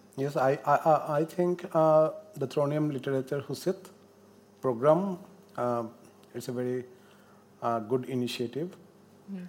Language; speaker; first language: English; non-native, learner; Bangla